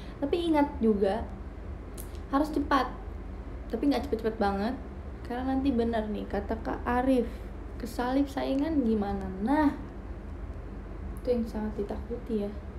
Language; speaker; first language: Indonesian; native; Indonesian